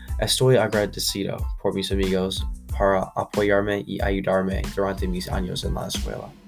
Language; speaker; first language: Spanish; non-native, learner; English